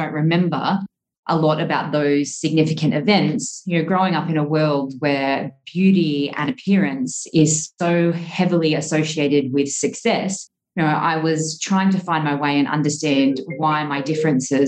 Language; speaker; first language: English; native; English